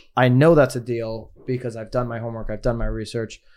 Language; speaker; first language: English; native; English